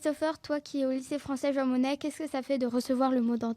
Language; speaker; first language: French; native; French